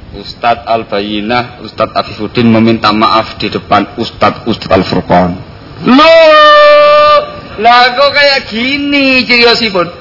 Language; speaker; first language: Indonesian; non-native, local second language; Javanese